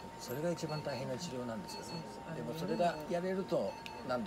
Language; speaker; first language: Japanese; native; Japanese